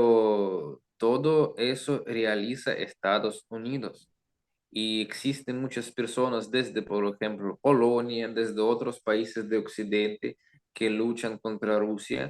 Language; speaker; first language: Spanish; non-native, learner; Russian